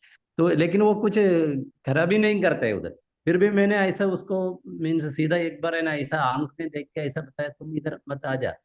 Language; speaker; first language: Hindi; non-native, local second language; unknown